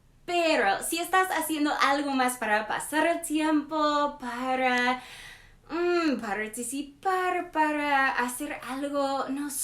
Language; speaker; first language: Spanish; non-native, learner; English